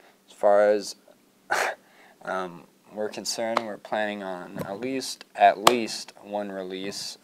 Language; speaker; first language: English; native; English